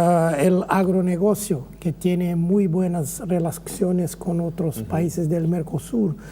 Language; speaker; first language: Spanish; non-native, fluent; Portuguese